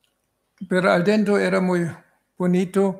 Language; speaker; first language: Spanish; non-native, fluent; German